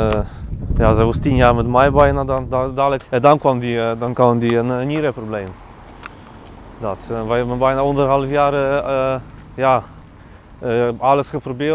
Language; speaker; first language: Dutch; non-native, learner; Polish